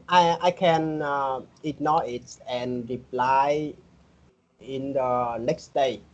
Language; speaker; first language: English; non-native, learner; Vietnamese